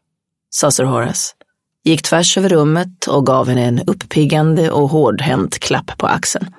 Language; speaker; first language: Swedish; native; Swedish